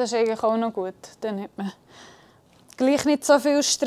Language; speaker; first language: German; native; German